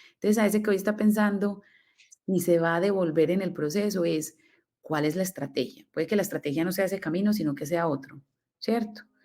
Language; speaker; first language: Spanish; native; Spanish